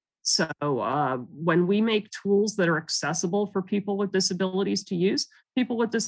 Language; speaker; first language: English; native; English